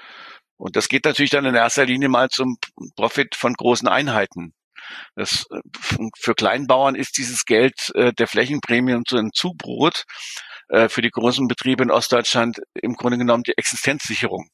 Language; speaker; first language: German; native; German